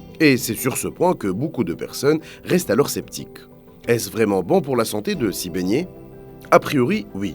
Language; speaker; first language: French; native; French